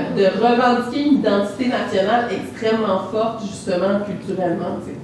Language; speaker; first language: French; native; French